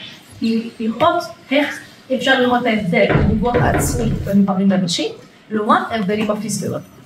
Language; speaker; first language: Hebrew; native; Hebrew